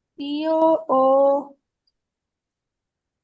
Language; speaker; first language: Italian; non-native, learner; Urdu